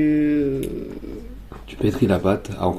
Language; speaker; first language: French; native; French